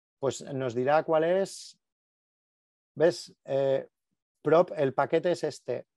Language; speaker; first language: Spanish; native; Spanish